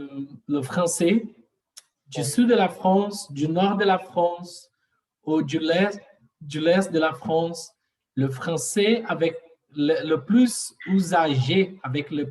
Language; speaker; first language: French; non-native, learner; Portuguese